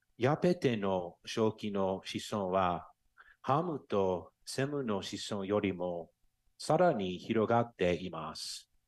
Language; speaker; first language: Japanese; non-native, fluent; English